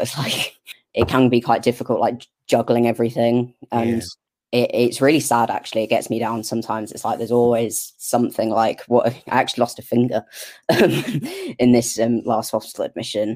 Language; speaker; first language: English; native; English